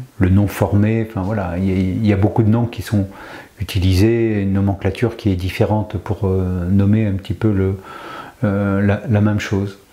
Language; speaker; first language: French; native; French